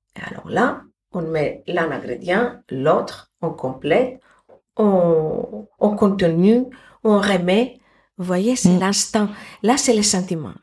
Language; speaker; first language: French; non-native, fluent; Greek